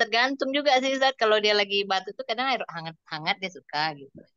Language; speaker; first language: Malay; native; Malay